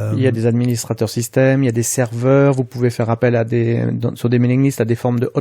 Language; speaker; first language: French; native; French